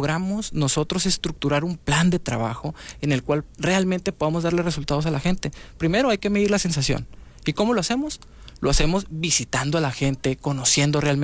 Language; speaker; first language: Spanish; native; Spanish